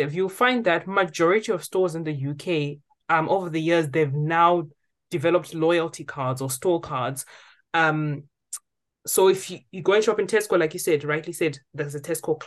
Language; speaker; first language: English; non-native, local second language; Shona